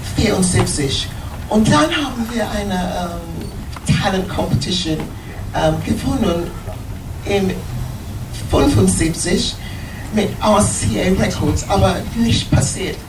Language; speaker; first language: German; non-native, learner; English